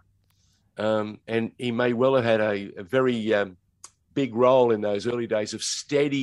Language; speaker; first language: English; native; English